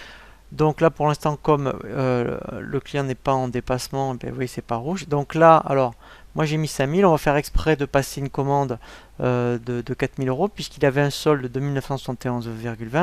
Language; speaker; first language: French; native; French